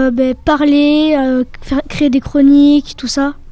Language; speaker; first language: French; native; French